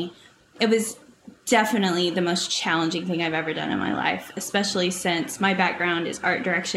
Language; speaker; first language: English; native; English